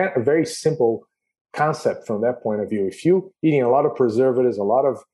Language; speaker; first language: English; non-native, fluent; Portuguese